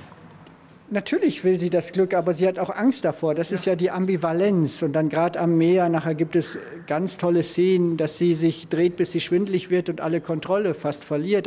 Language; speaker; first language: German; native; German